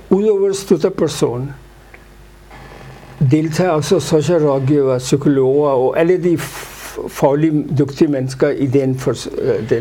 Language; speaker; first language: Danish; non-native, fluent; Urdu